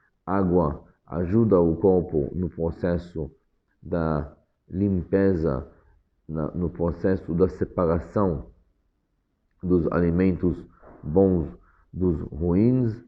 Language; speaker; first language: Portuguese; non-native, fluent; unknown